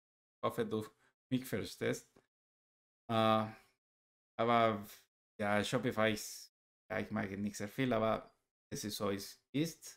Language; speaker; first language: German; non-native, learner; Spanish